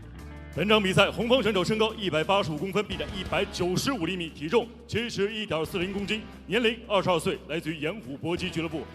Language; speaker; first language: Chinese; native; Chinese